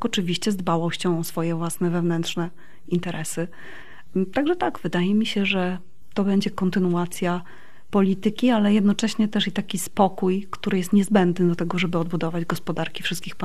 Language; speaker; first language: Polish; native; Polish